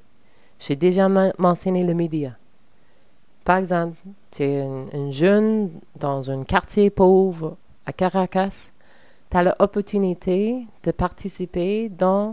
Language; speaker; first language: French; non-native, learner; English